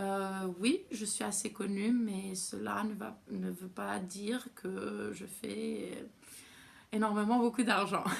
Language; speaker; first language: French; non-native, fluent; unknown